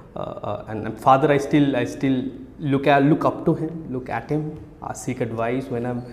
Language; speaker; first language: English; non-native, local second language; Odia